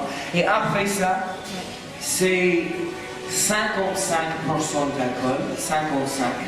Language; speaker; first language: French; non-native, learner; English